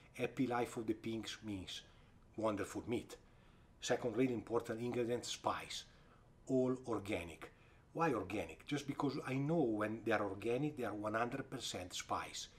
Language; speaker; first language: English; non-native, fluent; Italian